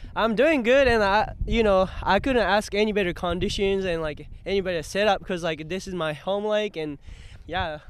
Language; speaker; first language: English; non-native, fluent; Japanese